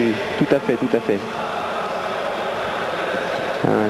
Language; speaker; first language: French; native; French